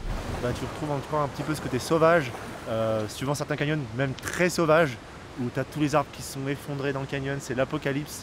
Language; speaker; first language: French; native; French